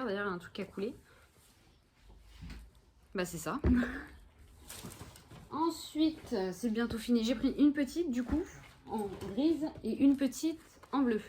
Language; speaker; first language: French; native; French